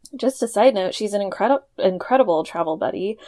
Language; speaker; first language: English; native; English